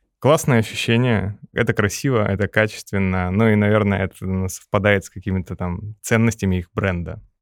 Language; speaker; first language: Russian; native; Russian